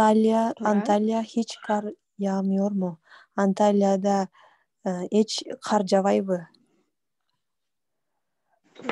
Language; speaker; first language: Turkish; non-native, learner; Kyrgyz